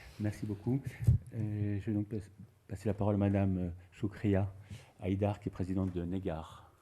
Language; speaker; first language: French; native; French